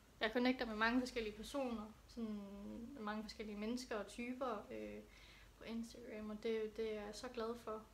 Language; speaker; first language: Danish; early bilingual, other home language; Thai